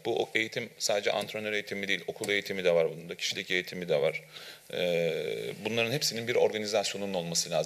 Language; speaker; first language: Turkish; native; Turkish